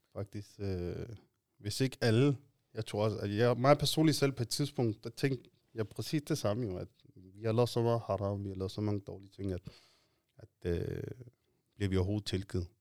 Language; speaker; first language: Danish; early bilingual, other home language; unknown